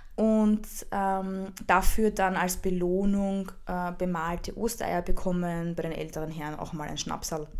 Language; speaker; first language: German; early bilingual, heritage; Czech